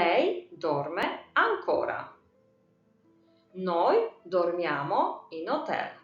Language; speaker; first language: Italian; non-native, fluent; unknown